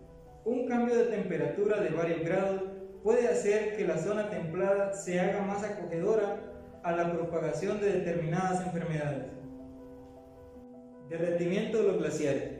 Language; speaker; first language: Spanish; native; Spanish